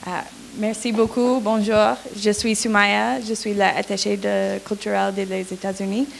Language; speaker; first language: French; non-native, learner; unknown